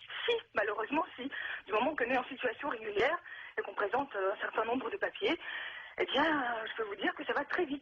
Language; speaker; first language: French; non-native, fluent; Russian